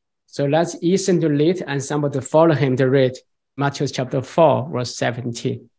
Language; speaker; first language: English; non-native, fluent; Chinese